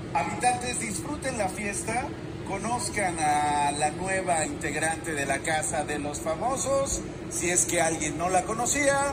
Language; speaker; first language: Spanish; native; Spanish